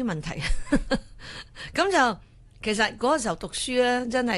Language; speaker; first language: Cantonese; early bilingual, heritage; Cantonese